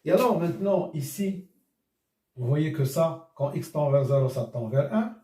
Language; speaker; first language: French; non-native, local second language; Arabic